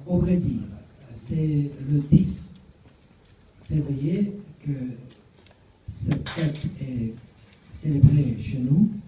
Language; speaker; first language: French; non-native, fluent; Russian